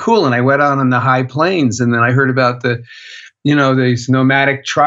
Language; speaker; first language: English; native; English